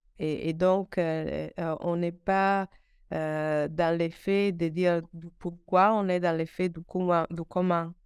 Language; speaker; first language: French; non-native, fluent; Italian